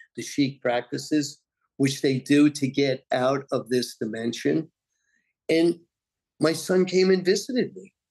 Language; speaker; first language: English; native; English